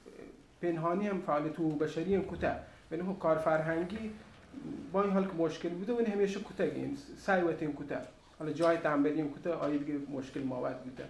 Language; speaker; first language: Persian; non-native, local second language; Baluchi